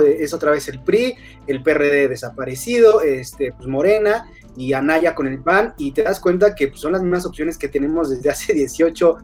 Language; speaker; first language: Spanish; native; Spanish